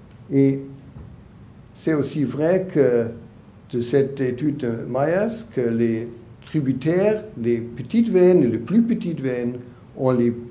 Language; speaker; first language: French; non-native, learner; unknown